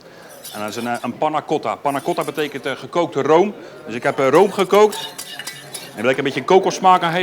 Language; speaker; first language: Dutch; native; Dutch